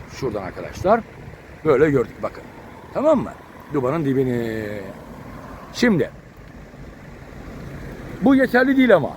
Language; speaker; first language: Turkish; native; Turkish